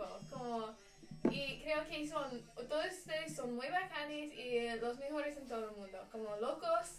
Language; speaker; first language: Spanish; non-native, learner; English